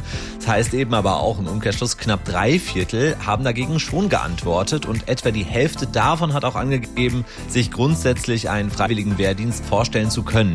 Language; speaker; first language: German; native; German